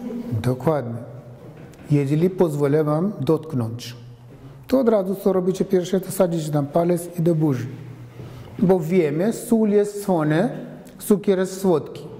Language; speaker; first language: Polish; non-native, fluent; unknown